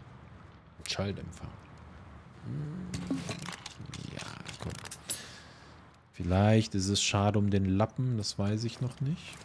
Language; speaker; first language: German; native; German